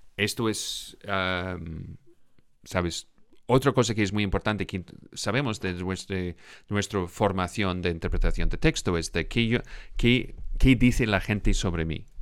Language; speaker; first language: Spanish; non-native, fluent; English